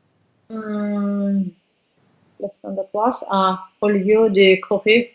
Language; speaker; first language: French; non-native, learner; Russian